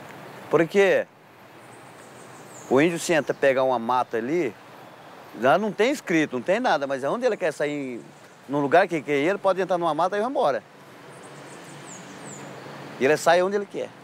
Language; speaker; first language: Portuguese; non-native, local second language; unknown